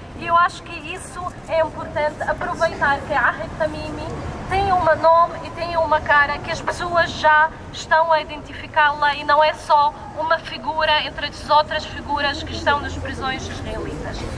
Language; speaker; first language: Portuguese; non-native, fluent; Arabic